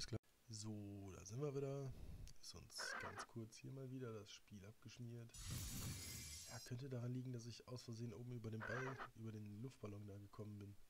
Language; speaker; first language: German; native; German